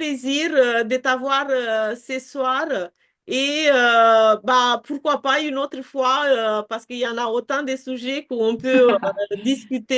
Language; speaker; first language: French; non-native, fluent; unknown